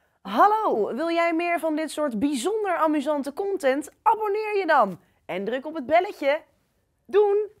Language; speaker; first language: Dutch; native; Dutch